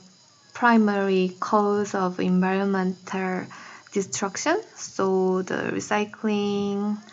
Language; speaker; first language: English; non-native, learner; Korean